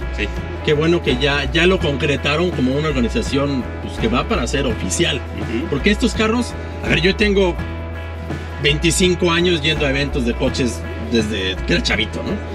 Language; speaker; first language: Spanish; native; Spanish